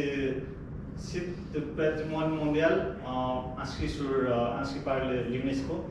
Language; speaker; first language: French; non-native, fluent; Nepali